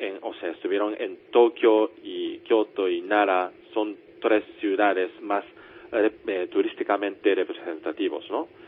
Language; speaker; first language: Spanish; non-native, fluent; Japanese